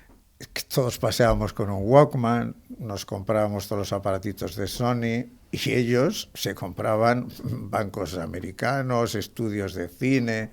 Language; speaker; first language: Spanish; native; Spanish